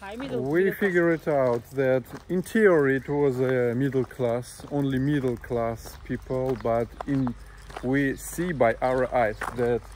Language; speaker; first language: English; non-native, learner; Russian